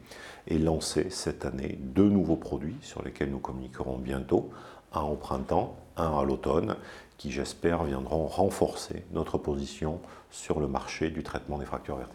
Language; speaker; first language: French; native; French